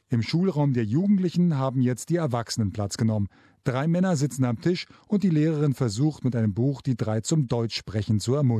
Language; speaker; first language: German; native; German